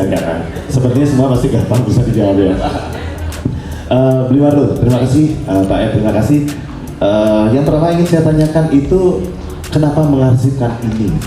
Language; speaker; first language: Indonesian; native; Indonesian